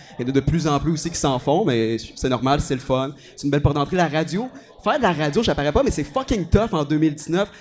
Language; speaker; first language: French; native; French